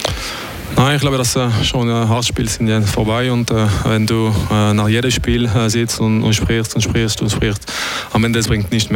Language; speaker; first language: German; non-native, local second language; French